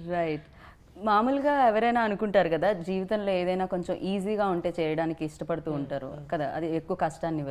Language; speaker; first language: Telugu; native; Telugu